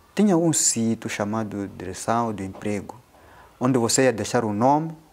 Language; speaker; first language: Portuguese; non-native, local second language; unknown